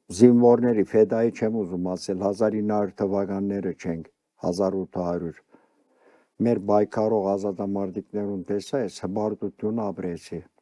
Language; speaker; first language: Armenian; early bilingual, heritage; Armenian